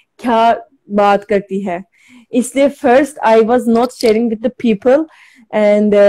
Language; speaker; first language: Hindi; non-native, learner; Turkish